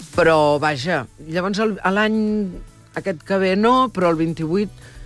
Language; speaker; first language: Catalan; early bilingual, heritage; Catalan